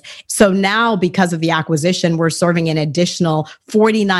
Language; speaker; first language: English; early bilingual, other home language; Haitian Creole